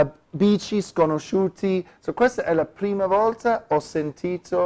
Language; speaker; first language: Italian; non-native, learner; English